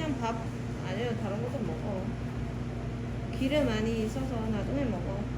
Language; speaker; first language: Korean; non-native, learner; Vietnamese